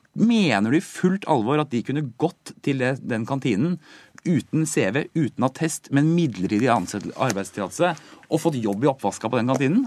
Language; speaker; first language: Norwegian; native; Norwegian